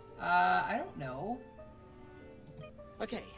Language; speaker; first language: English; native; English